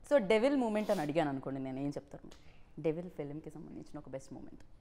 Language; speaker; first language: Telugu; native; Telugu